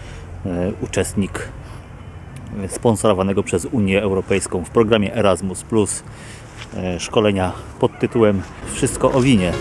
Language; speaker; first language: Polish; native; Polish